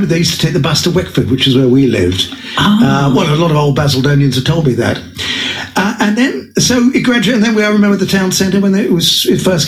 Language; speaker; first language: English; native; English